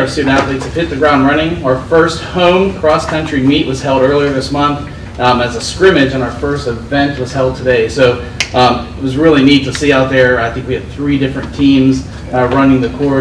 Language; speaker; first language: English; native; English